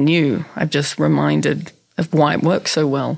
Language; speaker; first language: English; native; English